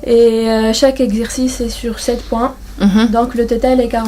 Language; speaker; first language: French; non-native, local second language; Arabic